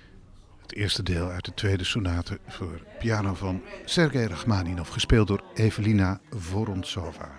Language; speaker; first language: Dutch; native; Dutch